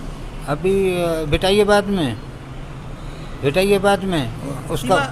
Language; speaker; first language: Hindi; non-native, local second language; Baluchi